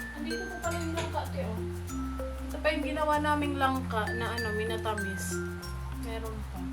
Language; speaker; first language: Filipino; non-native, local second language; Bikol